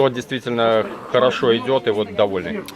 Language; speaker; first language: Russian; native; Russian